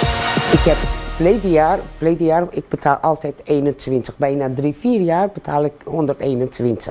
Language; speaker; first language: Dutch; non-native, learner; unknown